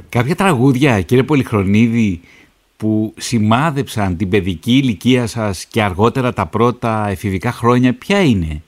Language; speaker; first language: Greek; native; Greek